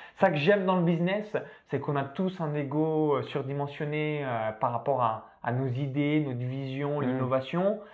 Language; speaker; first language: French; native; French